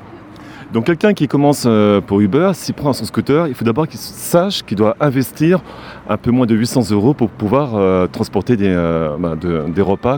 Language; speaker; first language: French; native; French